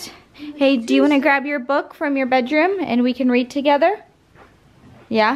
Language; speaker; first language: English; native; English